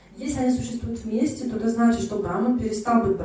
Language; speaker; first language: Russian; native; Russian